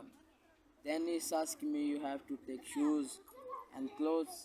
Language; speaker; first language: English; non-native, local second language; Punjabi